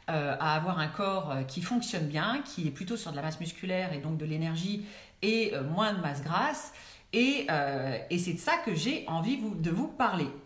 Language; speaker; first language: French; native; French